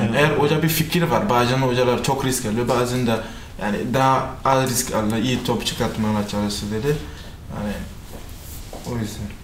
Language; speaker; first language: Turkish; non-native, fluent; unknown